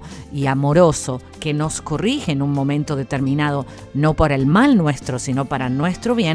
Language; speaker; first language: Spanish; native; Spanish